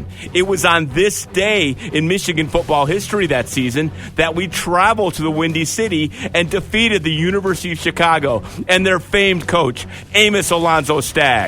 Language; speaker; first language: English; native; English